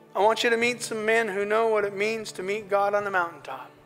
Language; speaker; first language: English; native; English